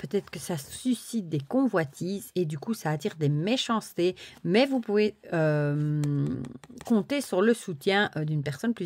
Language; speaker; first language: French; native; French